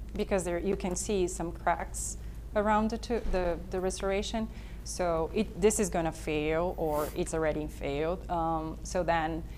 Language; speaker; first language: English; non-native, fluent; Portuguese